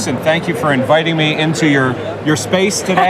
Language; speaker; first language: English; native; English